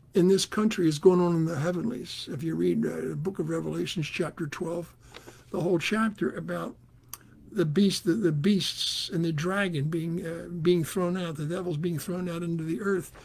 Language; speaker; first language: English; native; English